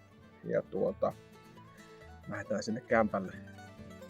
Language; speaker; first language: Finnish; native; Finnish